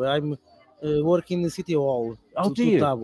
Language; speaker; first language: English; non-native, learner; Portuguese